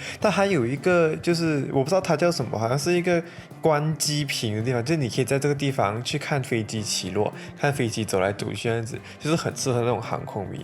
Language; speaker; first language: Chinese; native; Chinese